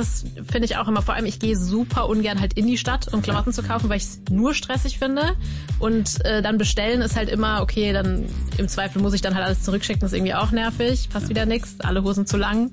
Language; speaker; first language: German; native; German